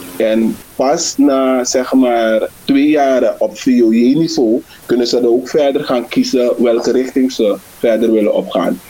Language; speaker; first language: Dutch; native; Dutch